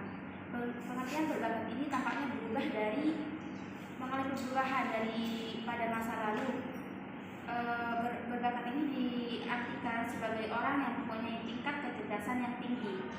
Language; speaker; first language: Indonesian; non-native, local second language; Madurese